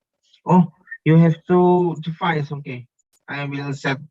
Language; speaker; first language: English; non-native, learner; Indonesian